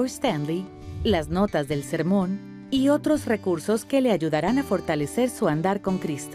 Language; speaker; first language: Spanish; native; Spanish